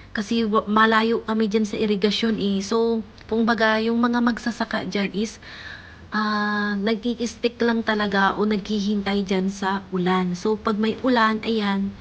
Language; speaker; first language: Filipino; native; Filipino